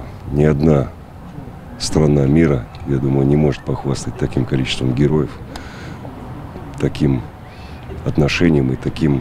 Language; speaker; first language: Russian; native; Russian